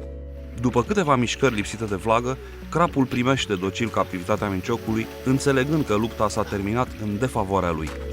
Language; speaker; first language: Romanian; native; Romanian